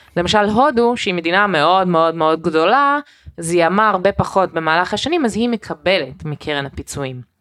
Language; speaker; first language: Hebrew; early bilingual, heritage; Hebrew